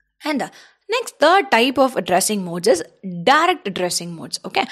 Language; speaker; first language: English; non-native, local second language; Tamil